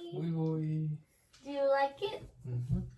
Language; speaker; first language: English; non-native, learner; Thai